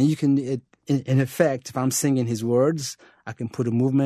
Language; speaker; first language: English; non-native, local second language; Yoruba